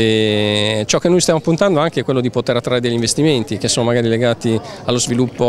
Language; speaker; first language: Italian; native; Italian